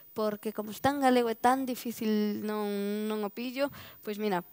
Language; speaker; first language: Galician; native; Galician